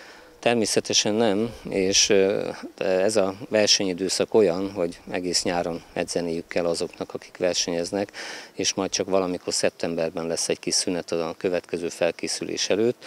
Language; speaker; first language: Hungarian; native; Hungarian